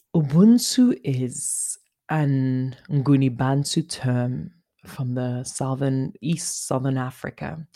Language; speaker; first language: English; non-native, local second language; Igbo